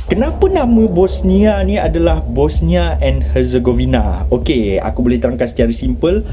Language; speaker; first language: Malay; native; Malay